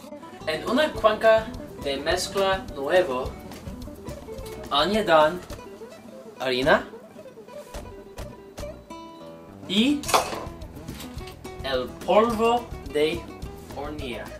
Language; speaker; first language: Spanish; non-native, learner; English